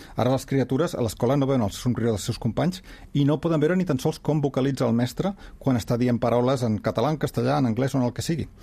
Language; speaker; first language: Catalan; native; Catalan